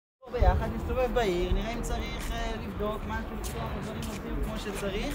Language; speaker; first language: Hebrew; native; Hebrew